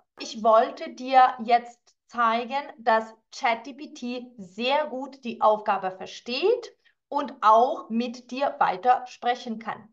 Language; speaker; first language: German; non-native, fluent; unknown